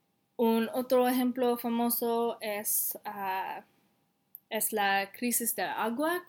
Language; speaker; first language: Spanish; non-native, learner; English